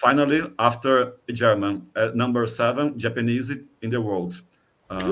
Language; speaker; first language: English; non-native, fluent; Portuguese